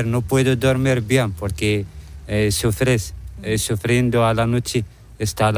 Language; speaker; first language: Spanish; non-native, learner; Arabic